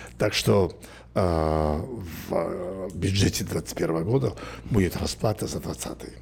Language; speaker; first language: Russian; non-native, local second language; Spanish